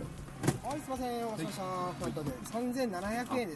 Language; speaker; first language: Japanese; native; Japanese